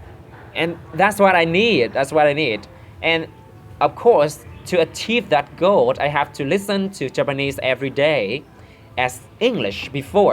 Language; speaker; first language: English; non-native, learner; Vietnamese